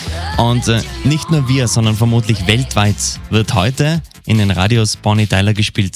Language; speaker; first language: German; native; German